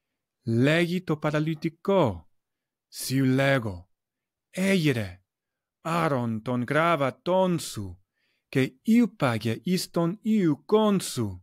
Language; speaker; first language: Greek; non-native, fluent; English